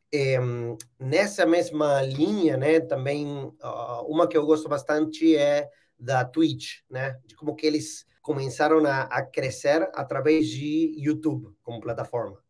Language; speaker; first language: Portuguese; non-native, fluent; Spanish